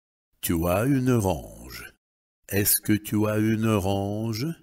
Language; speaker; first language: French; non-native, fluent; Russian